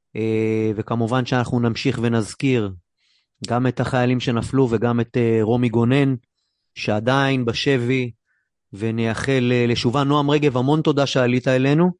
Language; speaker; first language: Hebrew; native; Hebrew